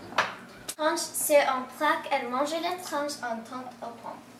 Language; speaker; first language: French; non-native, learner; English